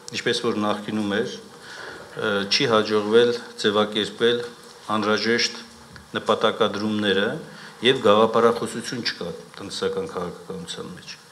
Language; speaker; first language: Armenian; native; Armenian